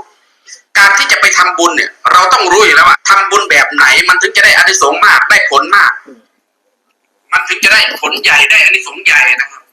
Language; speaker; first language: Thai; native; Thai